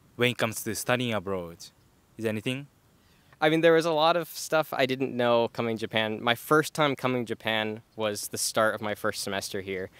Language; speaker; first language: English; native; English